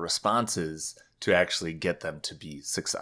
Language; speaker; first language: English; native; English